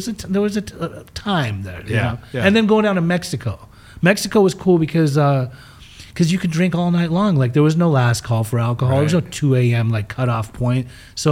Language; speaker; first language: English; early bilingual, other home language; German